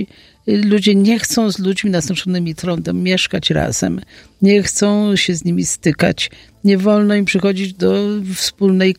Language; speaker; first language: Polish; native; Polish